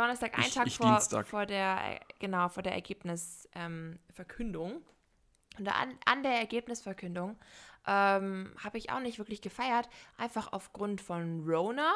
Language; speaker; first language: German; native; German